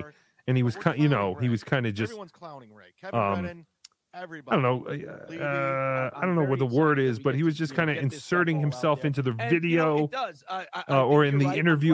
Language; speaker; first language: English; native; English